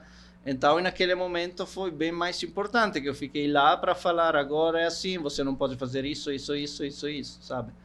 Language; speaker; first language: Portuguese; non-native, fluent; Italian